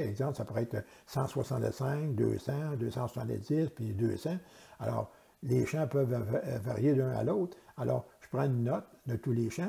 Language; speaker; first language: French; native; French